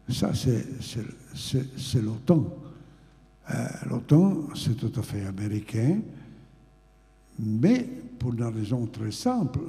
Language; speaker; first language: French; non-native, fluent; Italian